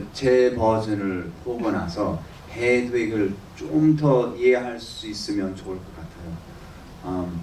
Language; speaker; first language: Korean; early bilingual, heritage; English